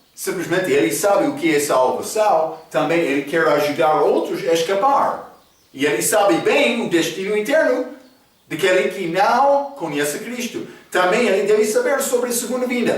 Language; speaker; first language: Portuguese; non-native, learner; English